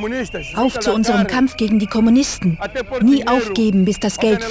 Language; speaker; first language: German; native; German